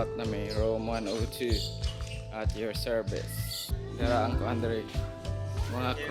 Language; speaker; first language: Filipino; non-native, local second language; Cebuano